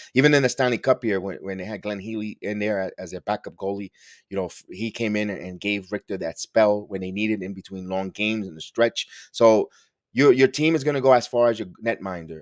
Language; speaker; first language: English; early bilingual, other home language; Spanish